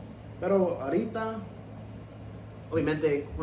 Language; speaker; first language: Spanish; non-native, learner; English